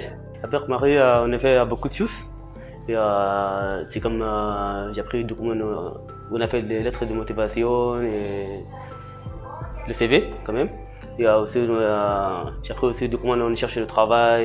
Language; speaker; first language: French; non-native, learner; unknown